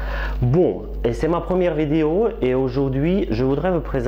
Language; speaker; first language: French; non-native, fluent; Russian